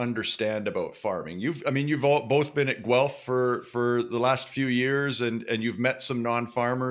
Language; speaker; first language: English; native; English